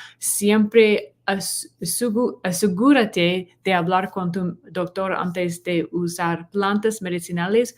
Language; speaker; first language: Spanish; non-native, fluent; English